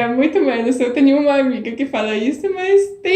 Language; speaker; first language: Portuguese; non-native, fluent; Polish